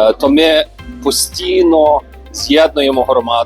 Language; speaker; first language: Ukrainian; early bilingual, heritage; Ukrainian